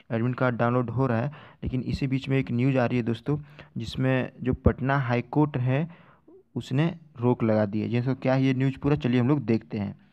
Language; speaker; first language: Hindi; native; Hindi